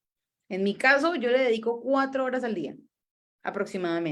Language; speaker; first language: Spanish; native; Spanish